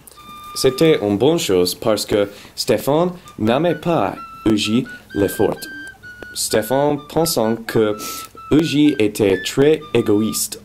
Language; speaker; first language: French; non-native, learner; English